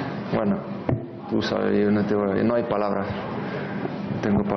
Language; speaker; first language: Spanish; non-native, fluent; French